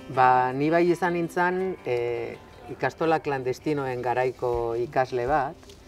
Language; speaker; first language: Basque; native; Basque